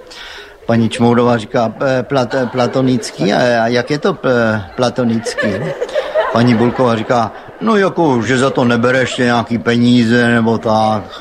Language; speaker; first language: Czech; native; Czech